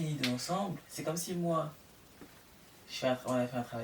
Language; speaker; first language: French; native; French